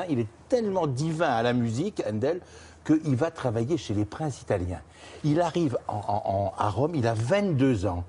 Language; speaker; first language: French; native; French